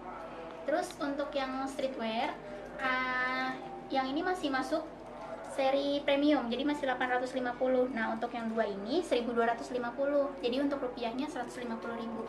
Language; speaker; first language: Indonesian; native; Indonesian